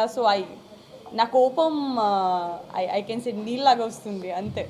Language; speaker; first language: Telugu; non-native, local second language; Gujarati